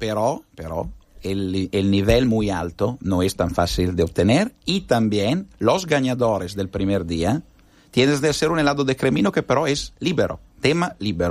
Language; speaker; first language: Spanish; non-native, fluent; Italian